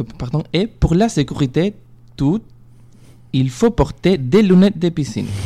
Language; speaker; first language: French; non-native, fluent; Spanish